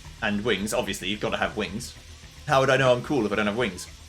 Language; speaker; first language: English; native; English